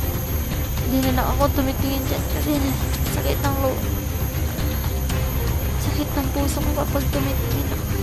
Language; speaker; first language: Filipino; non-native, local second language; Cebuano